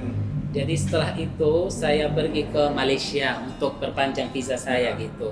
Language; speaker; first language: Indonesian; non-native, fluent; Arabic